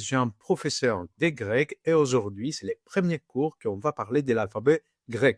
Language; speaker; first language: French; non-native, fluent; Greek